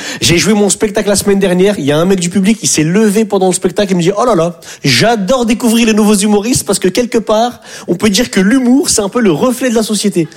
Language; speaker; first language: French; native; French